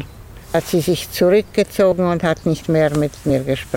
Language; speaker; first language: German; non-native, fluent; Polish